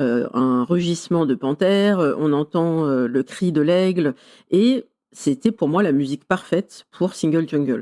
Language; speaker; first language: French; native; French